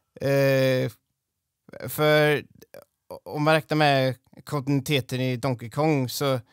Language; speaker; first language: Swedish; native; Swedish